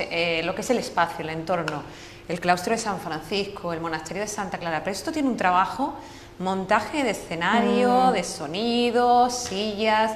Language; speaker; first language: Spanish; native; Spanish